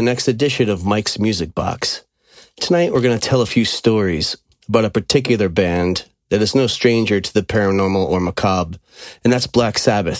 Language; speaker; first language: English; native; English